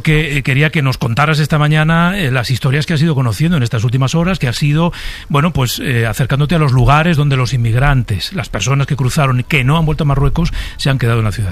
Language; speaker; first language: Spanish; native; Spanish